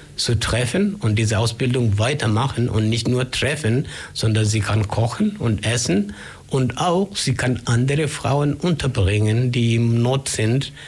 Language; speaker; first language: German; non-native, learner; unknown